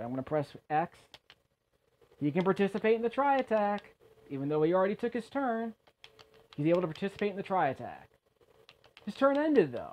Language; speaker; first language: English; native; English